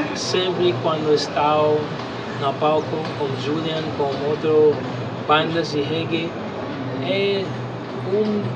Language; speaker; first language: Portuguese; non-native, learner; English